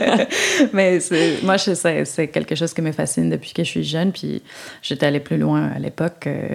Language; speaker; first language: French; non-native, fluent; Spanish